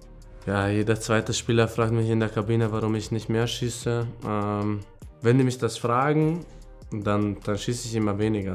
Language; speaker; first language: German; non-native, fluent; Hungarian